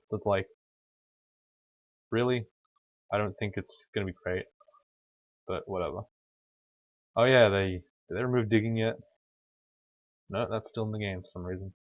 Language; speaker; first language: English; native; English